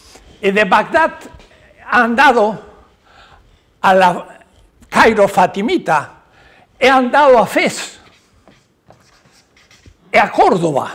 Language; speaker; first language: Italian; non-native, learner; Spanish